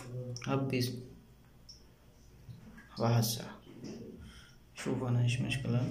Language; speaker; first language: Arabic; non-native, learner; Urdu